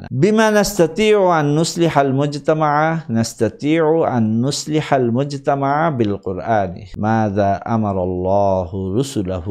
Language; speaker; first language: Arabic; non-native, fluent; Bangla